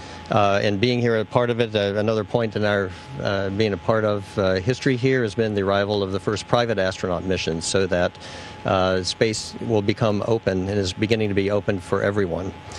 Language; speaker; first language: English; native; English